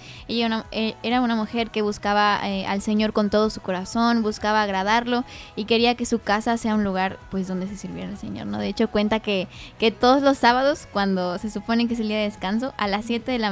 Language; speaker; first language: Spanish; native; Spanish